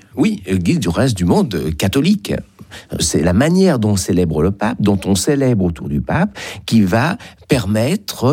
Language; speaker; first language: French; native; French